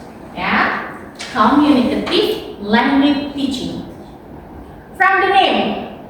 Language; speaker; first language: English; non-native, learner; Indonesian